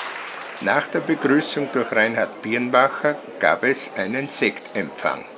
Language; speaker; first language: German; native; German